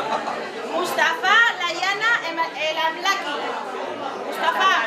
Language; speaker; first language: Spanish; native; Spanish